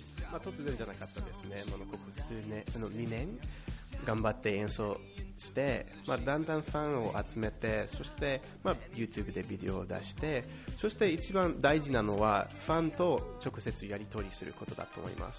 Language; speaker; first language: Japanese; non-native, fluent; English